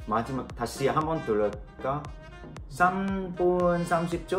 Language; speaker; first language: Korean; non-native, learner; Cantonese